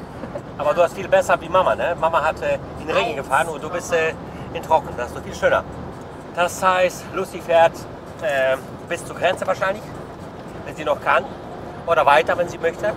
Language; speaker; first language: German; non-native, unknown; Polish